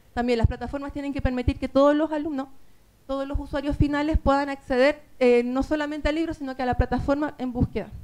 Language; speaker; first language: Spanish; native; Spanish